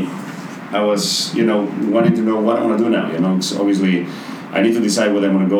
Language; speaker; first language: English; non-native, fluent; Spanish